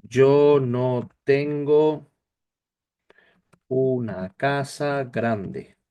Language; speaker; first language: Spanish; non-native, learner; English